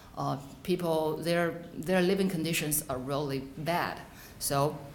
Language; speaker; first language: English; non-native, fluent; Chinese